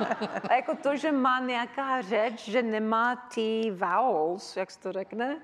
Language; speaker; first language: Czech; early bilingual, heritage; Czech